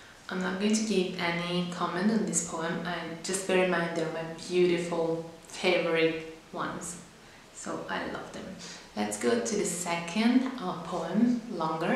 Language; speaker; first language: English; non-native, fluent; Italian